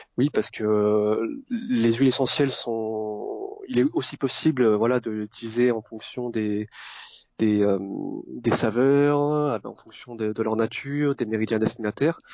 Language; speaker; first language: French; early bilingual, other home language; Vietnamese